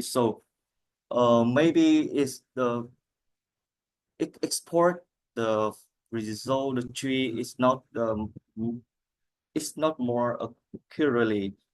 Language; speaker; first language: English; non-native, learner; Vietnamese